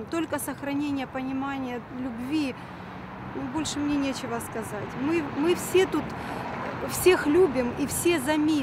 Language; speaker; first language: Russian; native; Russian